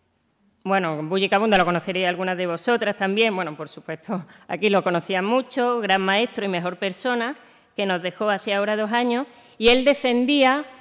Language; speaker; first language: Spanish; native; Spanish